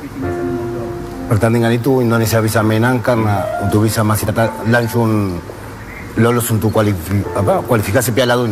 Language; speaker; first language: Indonesian; non-native, fluent; Spanish